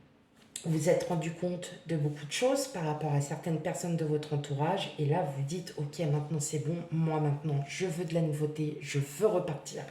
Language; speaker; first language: French; native; French